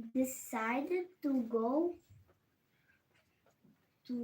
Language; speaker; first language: English; non-native, learner; Ukrainian